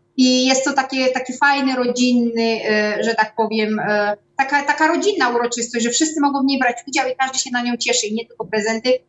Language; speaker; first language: Polish; native; Polish